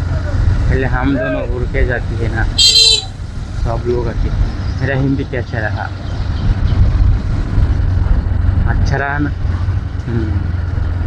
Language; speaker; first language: Hindi; non-native, learner; Bangla